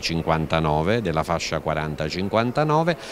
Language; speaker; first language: Italian; native; Italian